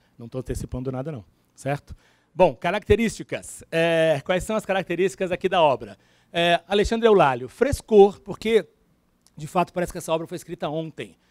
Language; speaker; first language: Portuguese; native; Portuguese